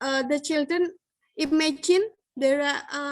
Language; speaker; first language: English; non-native, learner; Indonesian